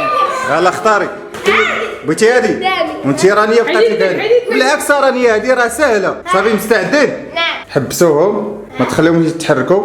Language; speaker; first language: Arabic; native; Arabic